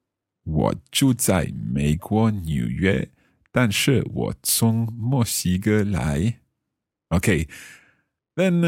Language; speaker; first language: Chinese; non-native, learner; English